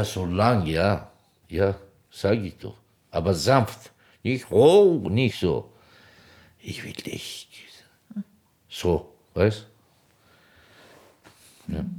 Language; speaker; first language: German; non-native, fluent; Turkish